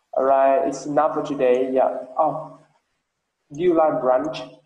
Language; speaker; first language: English; non-native, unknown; Vietnamese